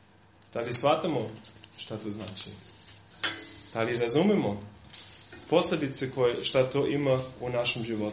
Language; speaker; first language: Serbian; non-native, fluent; German